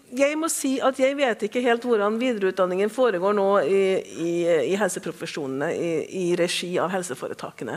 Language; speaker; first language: Norwegian; native; Norwegian